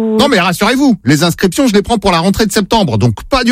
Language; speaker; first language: French; native; French